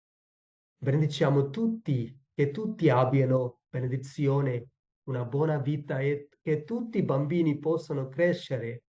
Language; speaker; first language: Italian; non-native, fluent; Tamil